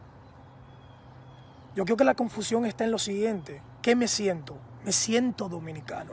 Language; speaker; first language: Spanish; early bilingual, heritage; Spanish